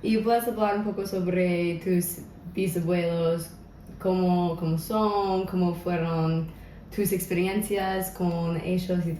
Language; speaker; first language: Spanish; non-native, local second language; English